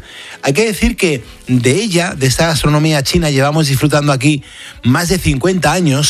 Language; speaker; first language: Spanish; native; Spanish